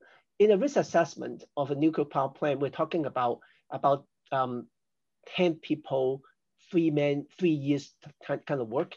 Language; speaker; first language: English; non-native, local second language; Cantonese